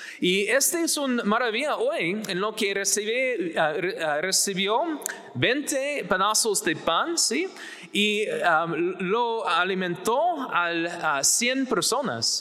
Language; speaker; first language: Spanish; non-native, fluent; English